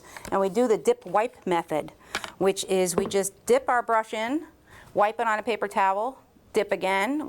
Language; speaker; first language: English; native; English